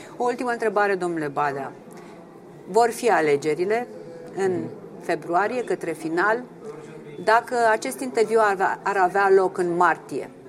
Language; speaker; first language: Romanian; native; Romanian